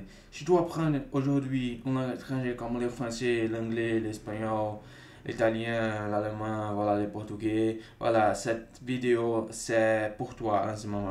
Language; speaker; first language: French; non-native, fluent; Portuguese